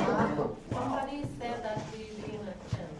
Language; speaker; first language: English; non-native, learner; French